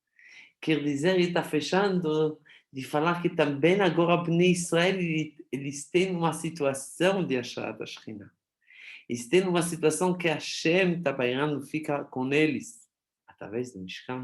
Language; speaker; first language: Portuguese; non-native, fluent; Hebrew